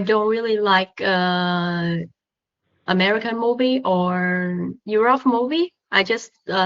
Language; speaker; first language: English; non-native, learner; Vietnamese